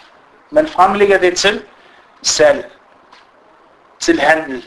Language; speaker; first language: Danish; non-native, fluent; Arabic